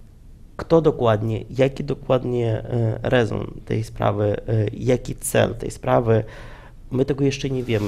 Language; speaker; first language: Polish; non-native, fluent; Ukrainian